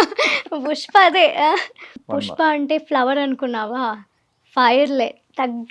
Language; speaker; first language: Telugu; non-native, learner; Malayalam